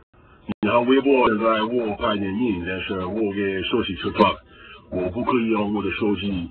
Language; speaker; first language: Chinese; non-native, learner; English